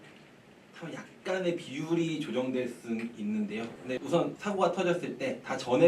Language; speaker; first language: Korean; native; Korean